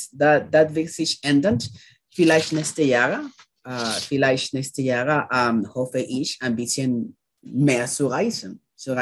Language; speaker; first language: German; non-native, learner; Spanish